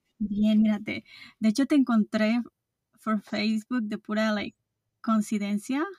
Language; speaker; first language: Spanish; early bilingual, heritage; Spanish